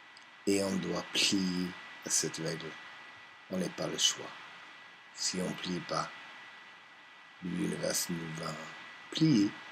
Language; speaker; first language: French; non-native, fluent; English